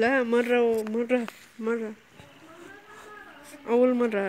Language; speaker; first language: Arabic; non-native, learner; Bangla